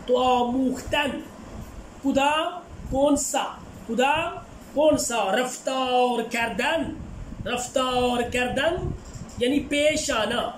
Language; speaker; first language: Persian; non-native, fluent; Urdu